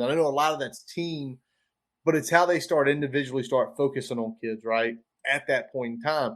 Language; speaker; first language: English; native; English